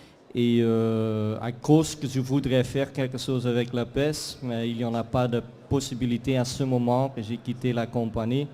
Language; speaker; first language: French; non-native, fluent; Dutch